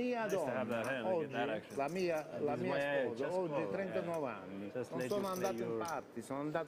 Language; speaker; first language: Italian; non-native, learner; Russian